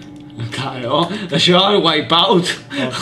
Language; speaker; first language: Catalan; native; Catalan